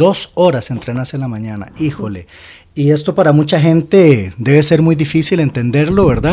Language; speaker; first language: Spanish; native; Spanish